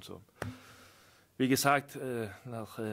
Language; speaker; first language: German; non-native, fluent; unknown